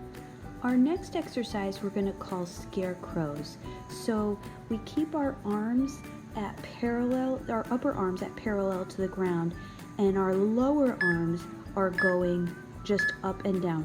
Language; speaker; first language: English; native; English